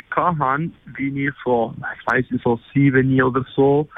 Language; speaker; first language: German; non-native, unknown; Spanish